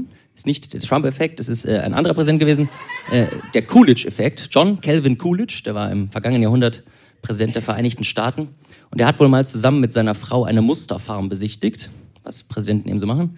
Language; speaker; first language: German; native; German